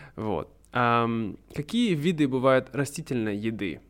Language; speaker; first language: Russian; native; Russian